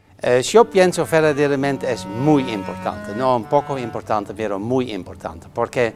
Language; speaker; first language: Spanish; non-native, learner; Dutch